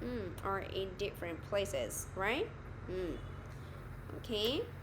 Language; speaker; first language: English; non-native, fluent; Vietnamese